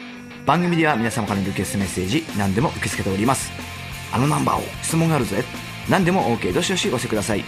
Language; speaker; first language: Japanese; native; Japanese